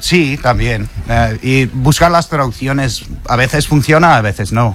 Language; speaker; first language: Spanish; non-native, fluent; English